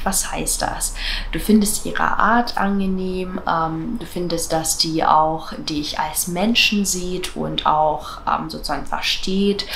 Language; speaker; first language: German; non-native, fluent; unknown